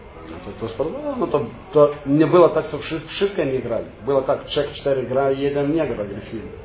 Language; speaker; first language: Polish; non-native, fluent; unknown